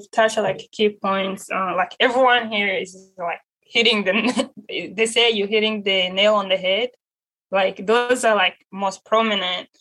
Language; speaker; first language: English; non-native, local second language; Kinyarwanda